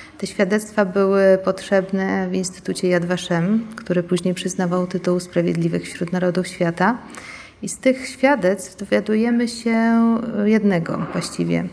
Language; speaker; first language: Polish; native; Polish